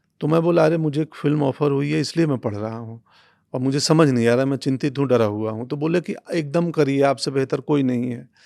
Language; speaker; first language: Hindi; non-native, local second language; Bhojpuri